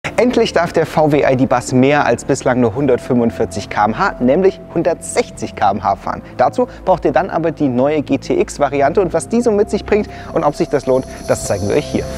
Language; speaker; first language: German; native; German